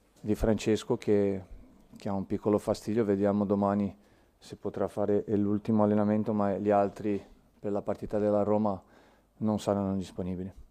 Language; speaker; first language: Italian; non-native, fluent; Portuguese